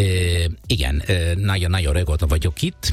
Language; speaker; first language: Hungarian; non-native, fluent; Italian